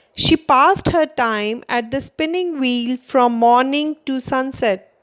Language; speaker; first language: English; non-native, local second language; Punjabi